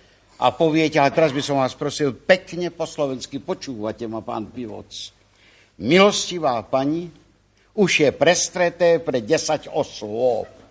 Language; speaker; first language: Czech; native; Czech